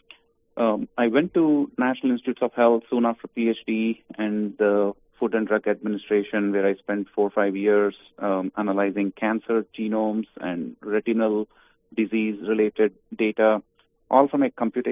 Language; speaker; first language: English; non-native, local second language; Kannada